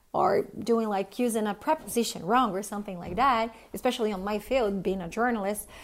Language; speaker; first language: English; non-native, fluent; Portuguese